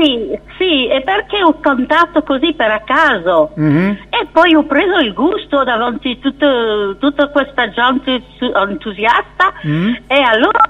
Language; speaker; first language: Italian; non-native, fluent; French